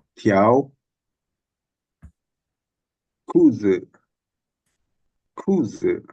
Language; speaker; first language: Chinese; non-native, learner; Indonesian